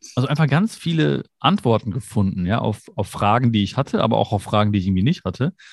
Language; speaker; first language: German; early bilingual, other home language; Malayalam